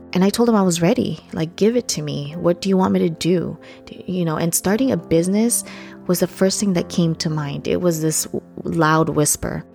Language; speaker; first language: English; early bilingual, other home language; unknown